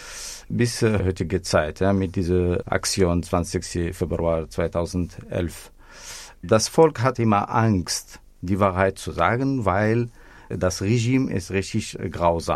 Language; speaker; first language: German; non-native, fluent; Arabic